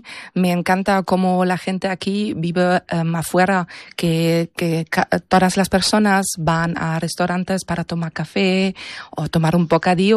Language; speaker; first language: Spanish; non-native, learner; German